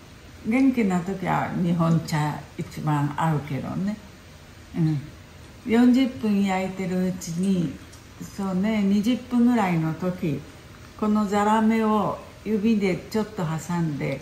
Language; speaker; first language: Japanese; early bilingual, heritage; Japanese